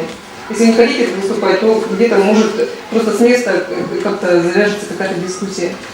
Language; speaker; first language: Russian; native; Russian